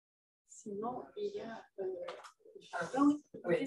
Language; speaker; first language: French; non-native, fluent; Dutch